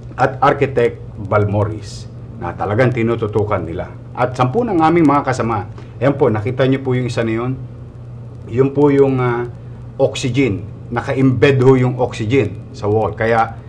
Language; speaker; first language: Filipino; native; Filipino